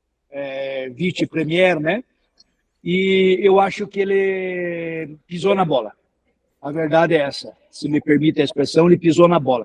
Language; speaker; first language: Portuguese; native; Portuguese